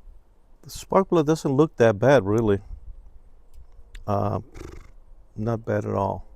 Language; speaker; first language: English; native; English